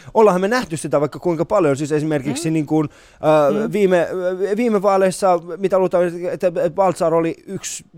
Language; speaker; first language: Finnish; early bilingual, other home language; Persian